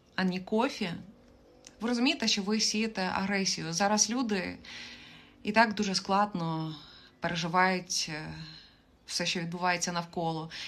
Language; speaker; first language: Ukrainian; native; Ukrainian